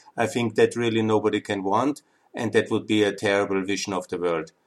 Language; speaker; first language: English; non-native, fluent; German